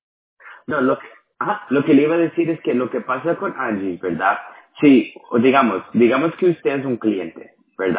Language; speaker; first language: Spanish; early bilingual, other home language; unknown